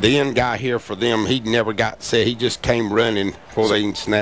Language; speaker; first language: English; native; English